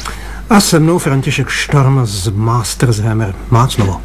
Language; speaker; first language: Czech; native; Czech